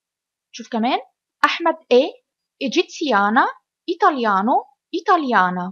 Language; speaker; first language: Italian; non-native, fluent; Arabic